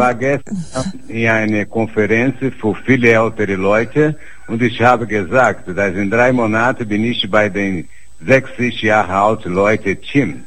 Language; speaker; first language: German; non-native, fluent; Portuguese